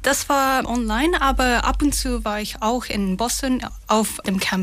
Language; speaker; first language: German; non-native, fluent; Japanese